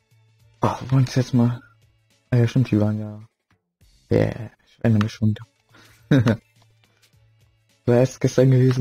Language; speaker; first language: German; native; German